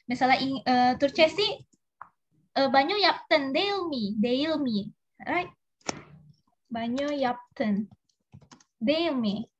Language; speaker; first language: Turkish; non-native, learner; Indonesian